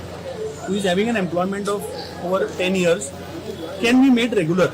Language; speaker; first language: English; non-native, local second language; Konkani